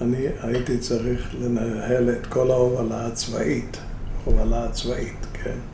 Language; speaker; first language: Hebrew; non-native, fluent; Spanish